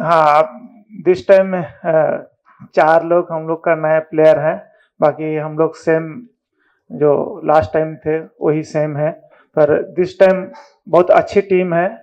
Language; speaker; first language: Hindi; non-native, local second language; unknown